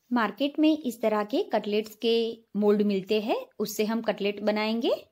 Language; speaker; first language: Hindi; non-native, local second language; Gujarati